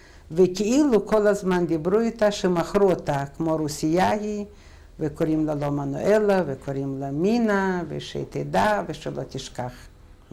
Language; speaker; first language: Hebrew; non-native, fluent; Russian